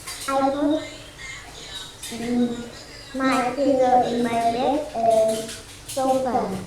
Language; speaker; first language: English; non-native, learner; Vietnamese